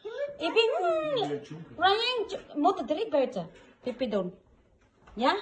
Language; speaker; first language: Dutch; non-native, learner; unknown